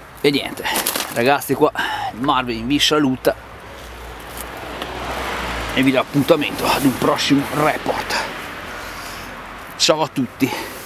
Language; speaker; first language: Italian; native; Italian